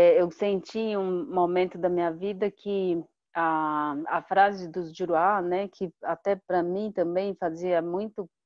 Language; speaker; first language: Portuguese; non-native, local second language; Guarani